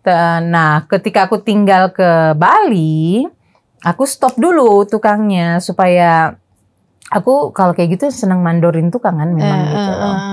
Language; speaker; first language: Indonesian; native; Indonesian